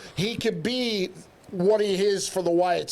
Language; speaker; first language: English; native; English